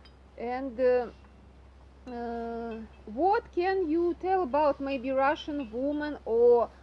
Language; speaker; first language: English; non-native, learner; Russian